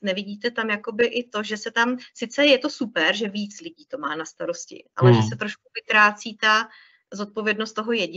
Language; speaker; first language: Czech; native; Czech